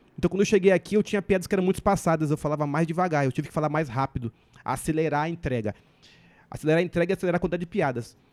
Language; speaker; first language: Portuguese; native; Portuguese